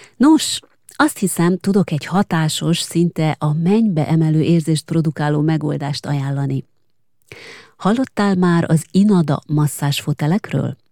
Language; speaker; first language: Hungarian; native; Hungarian